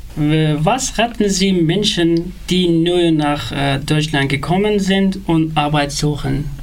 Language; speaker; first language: German; non-native, learner; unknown